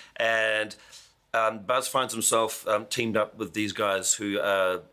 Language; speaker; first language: English; native; English